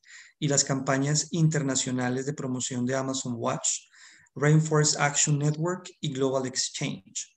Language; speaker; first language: Spanish; native; Spanish